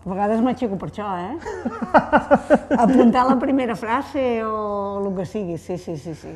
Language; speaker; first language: Catalan; native; Catalan